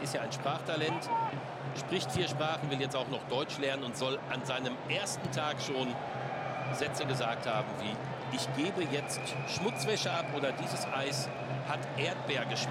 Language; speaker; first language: German; native; German